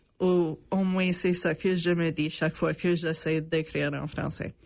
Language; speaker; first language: French; non-native, local second language; English